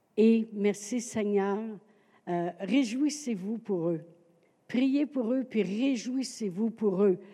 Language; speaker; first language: French; native; French